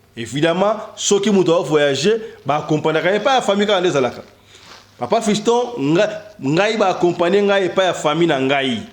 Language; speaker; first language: Lingala; native; Lingala